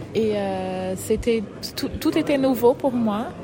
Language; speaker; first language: French; non-native, fluent; Portuguese